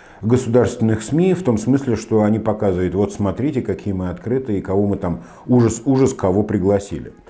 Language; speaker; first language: Russian; native; Russian